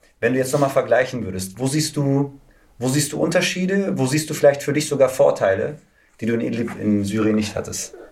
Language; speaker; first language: German; early bilingual, other home language; Turkish